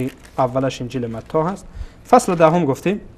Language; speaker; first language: Persian; native; Persian